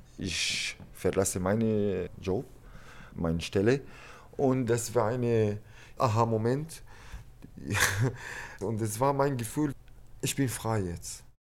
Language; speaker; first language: German; non-native, learner; Arabic